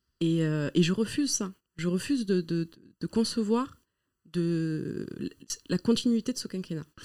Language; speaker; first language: French; native; French